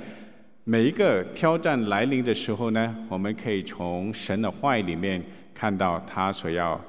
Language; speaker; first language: Chinese; native; Chinese